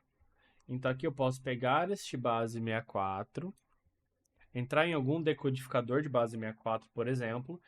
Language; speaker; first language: Portuguese; native; Portuguese